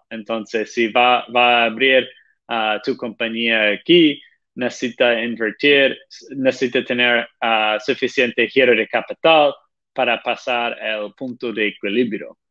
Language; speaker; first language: Spanish; non-native, fluent; Portuguese